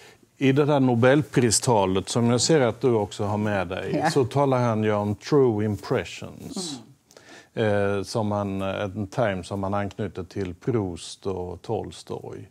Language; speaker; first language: Swedish; native; Swedish